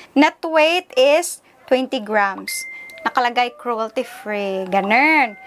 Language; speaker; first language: English; non-native, local second language; Filipino